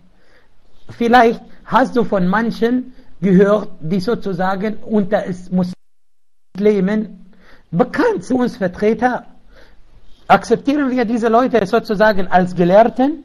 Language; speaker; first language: German; non-native, local second language; Arabic